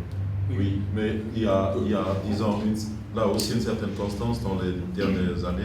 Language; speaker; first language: French; non-native, fluent; German